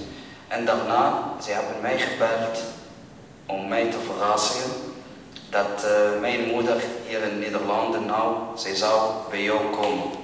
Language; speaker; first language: Dutch; non-native, learner; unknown